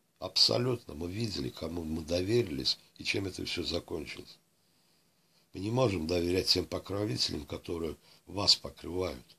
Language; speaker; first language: Russian; non-native, local second language; Azerbaijani